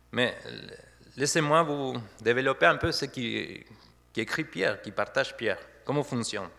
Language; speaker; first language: French; non-native, fluent; Spanish